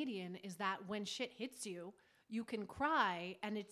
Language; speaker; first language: English; native; English